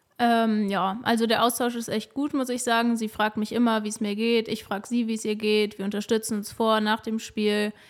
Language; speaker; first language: German; native; German